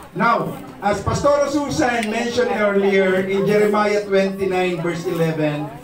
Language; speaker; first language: English; non-native, local second language; Filipino